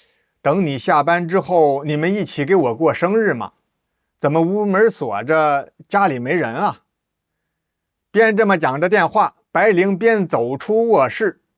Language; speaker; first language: Chinese; native; Chinese